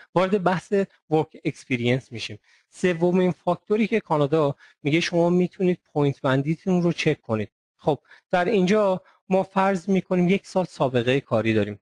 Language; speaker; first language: Persian; native; Persian